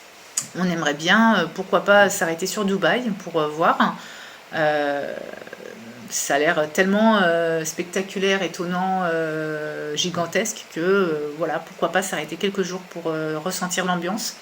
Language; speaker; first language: French; native; French